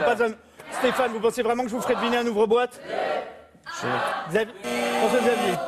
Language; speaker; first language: French; native; French